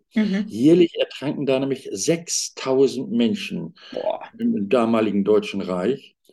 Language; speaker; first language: German; native; German